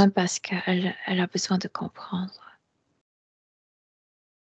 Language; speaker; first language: French; non-native, fluent; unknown